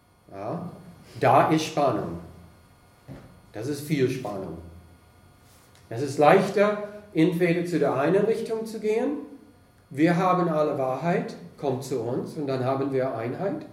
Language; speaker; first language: German; non-native, fluent; English